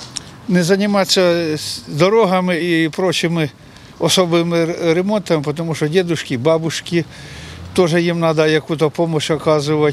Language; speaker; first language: Ukrainian; non-native, local second language; Russian